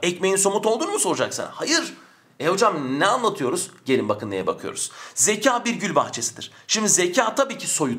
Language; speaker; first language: Turkish; native; Turkish